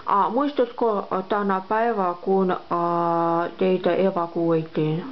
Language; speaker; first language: Finnish; non-native, local second language; Russian